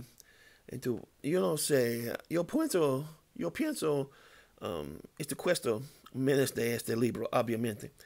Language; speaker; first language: Spanish; non-native, learner; English